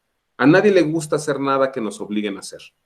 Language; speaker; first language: Spanish; native; Spanish